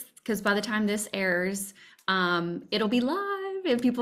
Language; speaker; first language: English; native; English